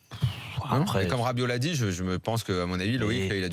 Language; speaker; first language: French; native; French